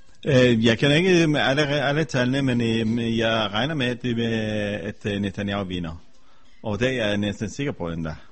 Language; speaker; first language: Danish; non-native, fluent; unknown